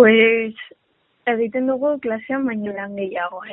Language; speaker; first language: Basque; non-native, local second language; Spanish